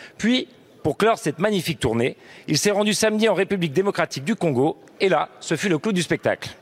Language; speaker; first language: French; native; French